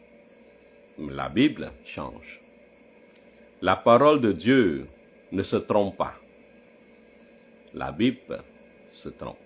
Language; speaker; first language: French; non-native, fluent; Khmer